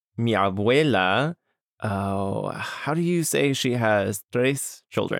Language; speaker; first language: English; native; English